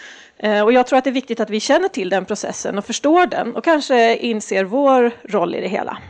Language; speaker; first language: Swedish; native; Swedish